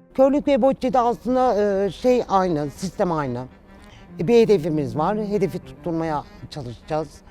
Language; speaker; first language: Turkish; native; Turkish